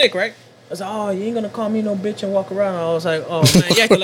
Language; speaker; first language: English; early bilingual, other home language; Spanish